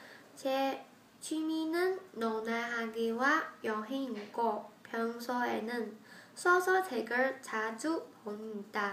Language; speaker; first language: Korean; non-native, learner; Chinese